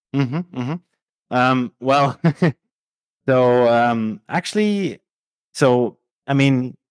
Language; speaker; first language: English; non-native, fluent; Swiss German